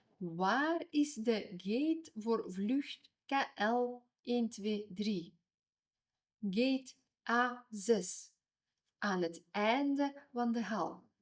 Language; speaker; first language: Dutch; non-native, fluent; Ukrainian